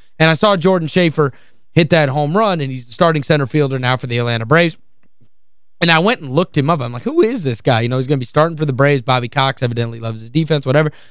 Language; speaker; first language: English; native; English